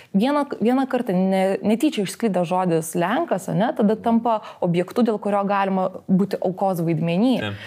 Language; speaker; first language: Lithuanian; non-native, local second language; Polish